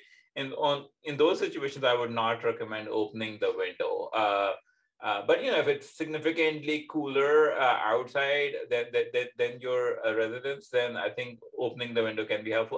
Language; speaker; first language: English; non-native, local second language; Urdu